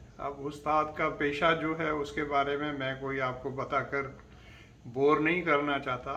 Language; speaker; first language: Urdu; non-native, local second language; Sindhi